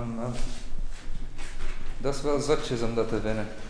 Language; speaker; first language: Dutch; native; Dutch